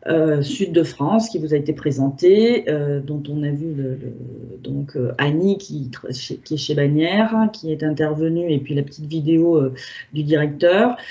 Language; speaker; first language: French; native; French